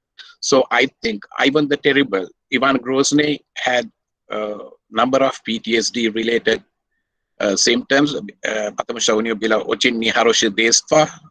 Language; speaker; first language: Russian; non-native, learner; Sinhala